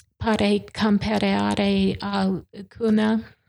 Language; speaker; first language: Italian; non-native, learner; English